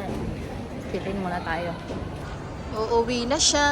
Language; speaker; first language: Filipino; native; Filipino